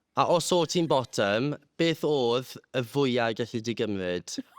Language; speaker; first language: Welsh; native; Welsh